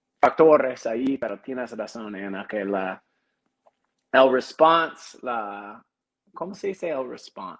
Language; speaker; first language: Spanish; non-native, learner; English